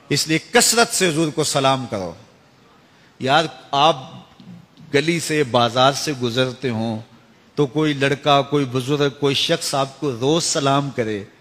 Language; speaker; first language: Urdu; non-native, local second language; Punjabi